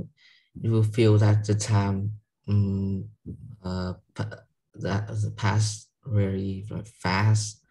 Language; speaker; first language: English; non-native, learner; Vietnamese